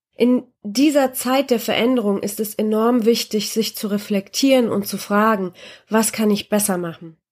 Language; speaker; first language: German; early bilingual, other home language; Polish